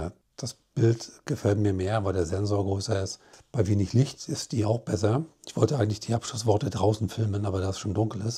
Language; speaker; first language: German; native; German